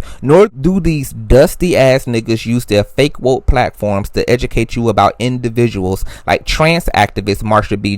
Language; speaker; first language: English; native; English